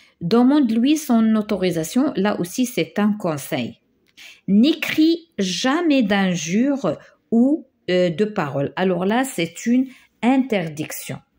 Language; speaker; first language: French; non-native, local second language; Arabic